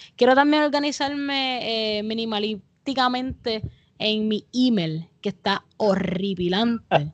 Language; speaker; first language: Spanish; native; Spanish